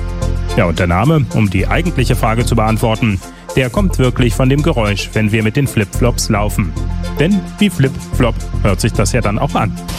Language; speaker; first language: German; native; German